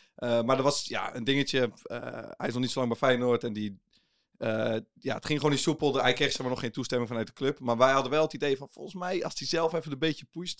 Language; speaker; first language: Dutch; native; Dutch